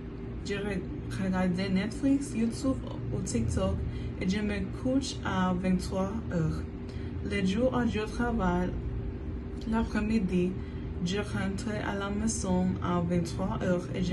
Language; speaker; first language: French; non-native, learner; Spanish